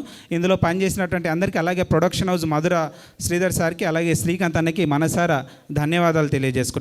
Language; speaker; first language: Telugu; native; Telugu